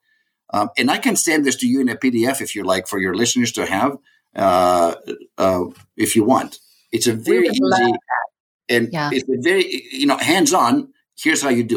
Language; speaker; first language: English; non-native, fluent; Greek